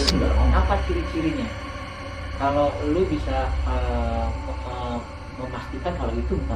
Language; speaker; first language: Indonesian; native; Indonesian